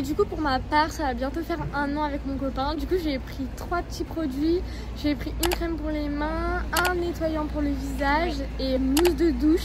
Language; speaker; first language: French; native; French